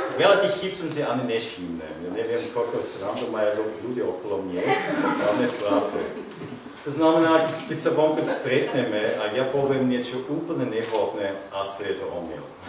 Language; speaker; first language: Slovak; non-native, learner; German